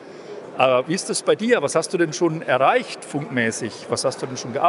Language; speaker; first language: German; native; German